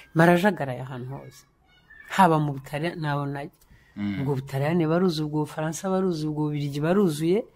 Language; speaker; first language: Kinyarwanda; early bilingual, heritage; Kinyarwanda